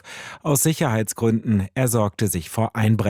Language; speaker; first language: German; native; German